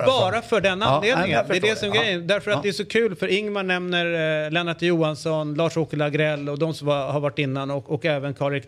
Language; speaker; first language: Swedish; native; Swedish